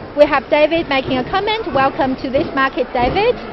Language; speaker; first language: English; non-native, fluent; Chinese